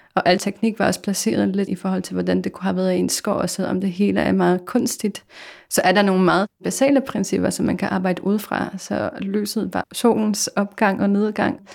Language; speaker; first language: Danish; non-native, fluent; Polish